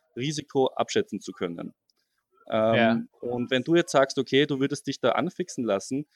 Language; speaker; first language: German; native; German